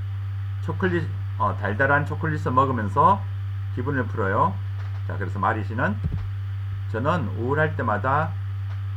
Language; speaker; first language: Korean; native; Korean